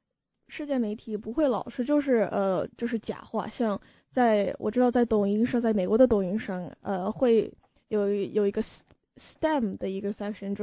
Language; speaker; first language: Chinese; early bilingual, heritage; Chinese